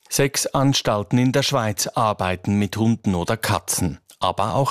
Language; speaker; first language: German; native; German